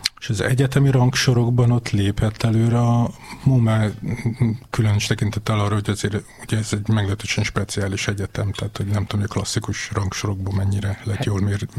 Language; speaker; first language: Hungarian; native; Hungarian